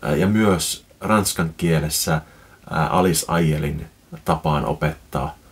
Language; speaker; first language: Finnish; native; Finnish